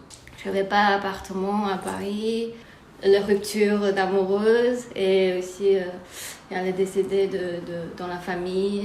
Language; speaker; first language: French; non-native, fluent; Chinese